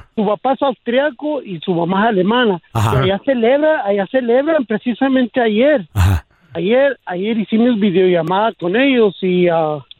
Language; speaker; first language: Spanish; native; Spanish